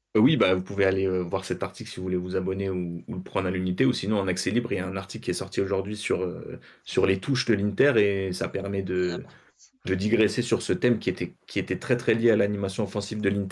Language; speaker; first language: French; native; French